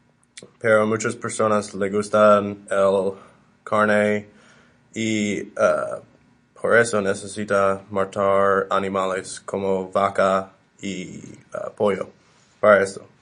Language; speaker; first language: Spanish; non-native, learner; English